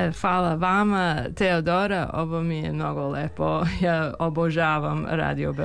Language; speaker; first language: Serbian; early bilingual, heritage; English